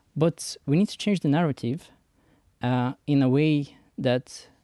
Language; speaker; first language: English; non-native, fluent; Persian